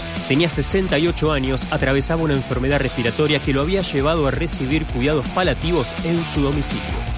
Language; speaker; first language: Spanish; native; Spanish